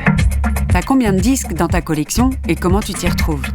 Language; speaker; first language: French; native; French